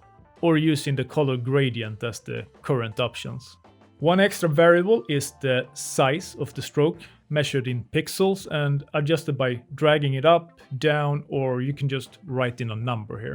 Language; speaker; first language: English; non-native, fluent; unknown